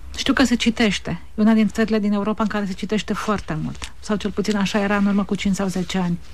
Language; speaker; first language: Romanian; native; Romanian